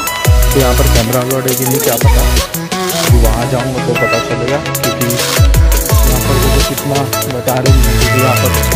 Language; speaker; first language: Hindi; native; Hindi